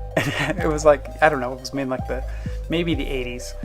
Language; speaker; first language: English; native; English